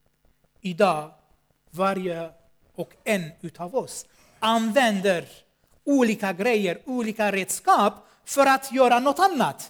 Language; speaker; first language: Swedish; non-native, fluent; Armenian